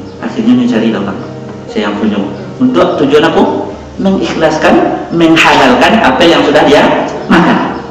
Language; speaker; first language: Malay; non-native, local second language; Minangkabau